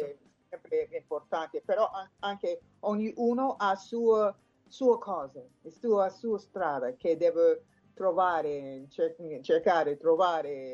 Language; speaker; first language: Italian; non-native, fluent; English